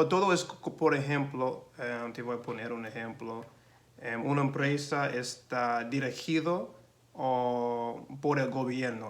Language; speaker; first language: Spanish; non-native, learner; English